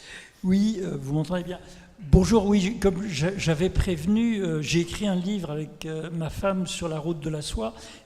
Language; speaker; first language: French; native; French